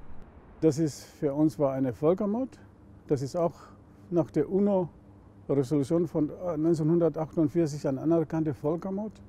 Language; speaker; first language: German; non-native, fluent; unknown